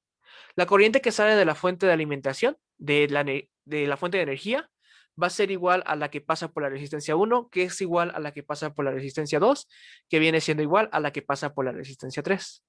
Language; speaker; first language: Spanish; native; Spanish